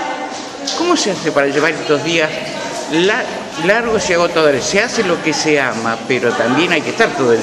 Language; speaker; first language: Spanish; native; Spanish